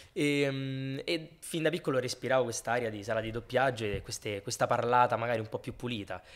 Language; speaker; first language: Italian; native; Italian